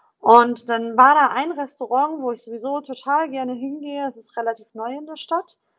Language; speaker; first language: German; native; German